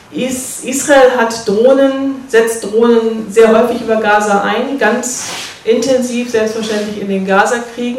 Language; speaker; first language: German; native; German